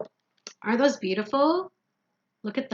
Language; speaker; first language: English; native; English